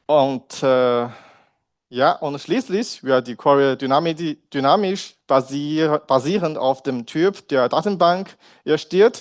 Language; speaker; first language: German; non-native, learner; Chinese